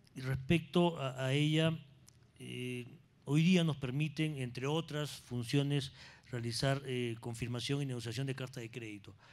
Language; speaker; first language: Spanish; native; Spanish